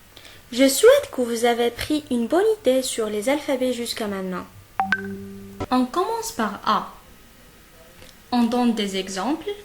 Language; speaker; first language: French; non-native, local second language; Arabic